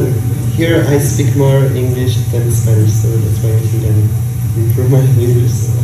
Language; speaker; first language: English; non-native, learner; French